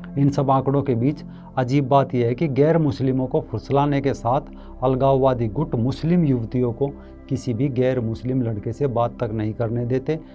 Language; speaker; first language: Hindi; native; Hindi